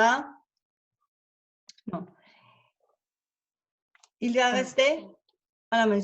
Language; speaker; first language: French; non-native, learner; Spanish